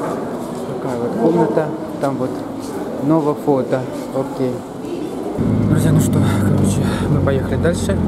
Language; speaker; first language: Russian; native; Russian